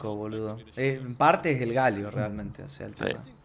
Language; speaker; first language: Spanish; native; Spanish